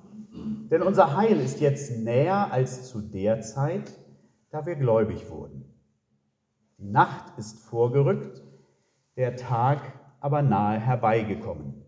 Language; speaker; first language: German; native; German